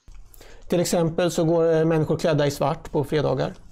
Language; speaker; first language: Swedish; native; Swedish